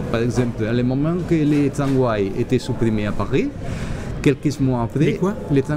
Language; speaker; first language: French; non-native, learner; Catalan